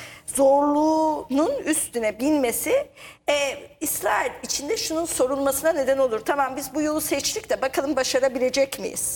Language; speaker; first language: Turkish; native; Turkish